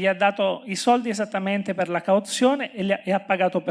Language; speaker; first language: Italian; native; Italian